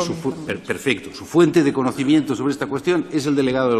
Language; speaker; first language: Spanish; native; Spanish